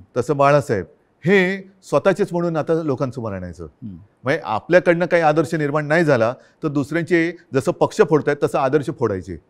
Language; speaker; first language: Marathi; native; Marathi